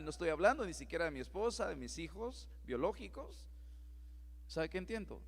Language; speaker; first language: Spanish; native; Spanish